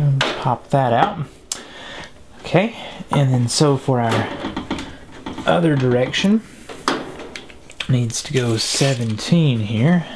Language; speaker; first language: English; native; English